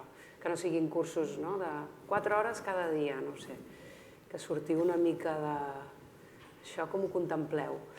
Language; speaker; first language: Catalan; native; Catalan